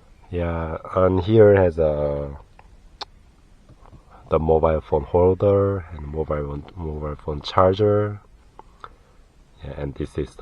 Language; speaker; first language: English; non-native, learner; Korean